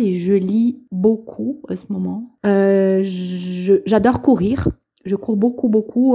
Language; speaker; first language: French; non-native, local second language; Portuguese